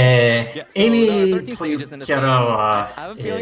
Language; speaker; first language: Japanese; non-native, learner; English